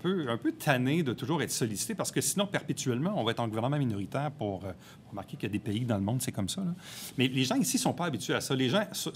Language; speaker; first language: French; native; French